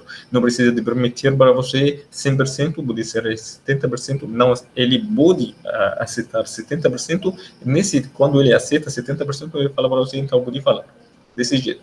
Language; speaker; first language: Portuguese; non-native, learner; Arabic